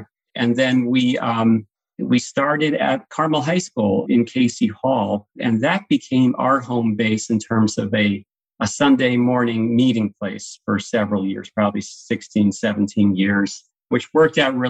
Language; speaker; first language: English; native; English